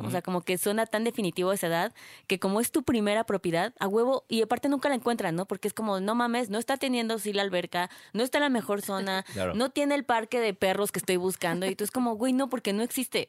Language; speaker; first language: Spanish; native; Spanish